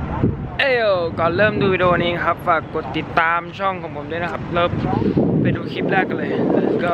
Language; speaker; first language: Thai; native; Thai